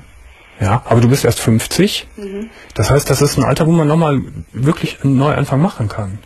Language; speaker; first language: German; native; German